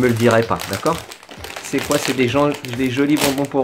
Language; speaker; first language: French; native; French